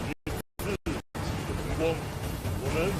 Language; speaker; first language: Chinese; native; Chinese